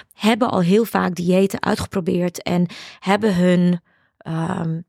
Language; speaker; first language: Dutch; early bilingual, other home language; Ukrainian